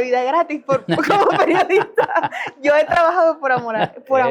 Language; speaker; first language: Spanish; native; Spanish